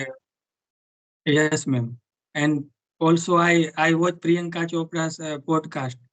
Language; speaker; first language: English; non-native, learner; Gujarati